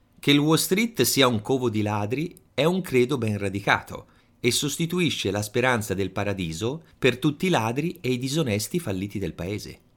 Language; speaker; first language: Italian; native; Italian